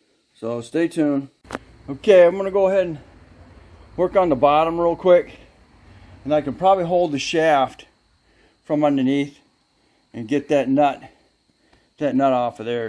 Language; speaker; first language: English; native; English